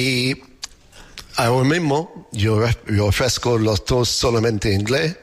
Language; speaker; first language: Spanish; non-native, learner; English